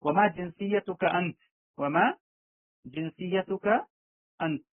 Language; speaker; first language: Arabic; non-native, fluent; Urdu